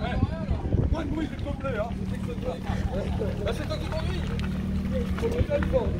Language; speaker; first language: French; native; French